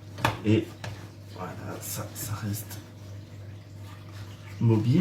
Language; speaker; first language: French; native; French